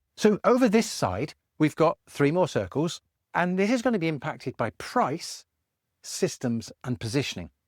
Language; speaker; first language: English; native; English